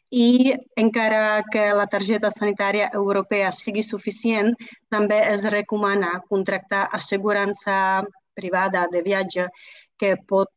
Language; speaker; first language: Catalan; non-native, fluent; Czech